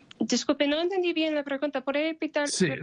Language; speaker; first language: Spanish; non-native, learner; English